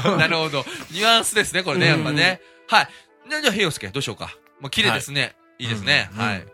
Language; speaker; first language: Japanese; native; Japanese